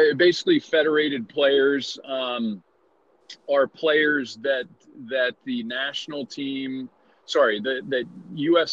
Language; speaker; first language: English; native; English